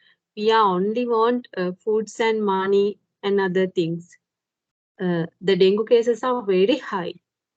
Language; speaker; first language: English; non-native, local second language; Sinhala